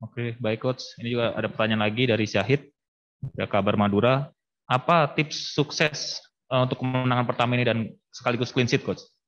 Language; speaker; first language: Indonesian; native; Indonesian